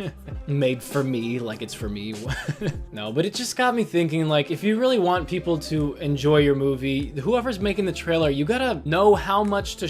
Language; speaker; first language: English; native; English